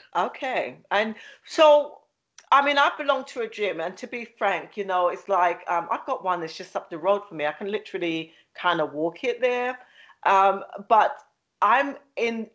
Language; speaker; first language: English; native; English